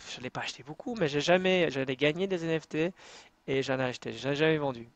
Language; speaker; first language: French; native; French